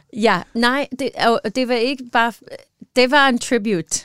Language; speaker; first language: Danish; non-native, learner; English